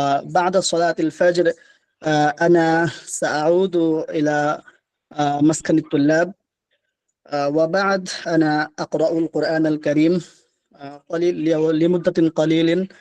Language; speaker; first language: Arabic; non-native, learner; Bangla